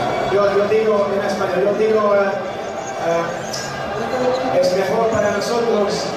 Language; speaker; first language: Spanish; non-native, learner; English